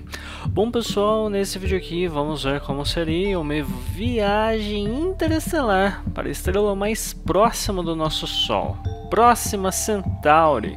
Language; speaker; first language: Portuguese; native; Portuguese